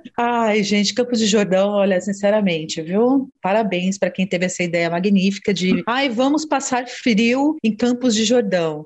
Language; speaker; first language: Portuguese; native; Portuguese